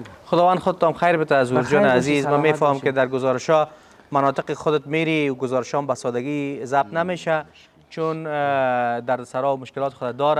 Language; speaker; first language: Persian; native; Persian